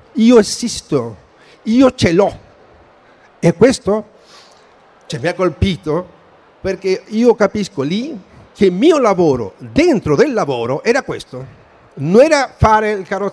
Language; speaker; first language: Italian; non-native, fluent; Spanish